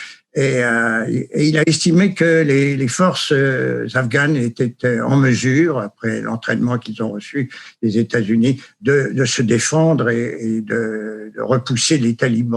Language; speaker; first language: French; native; French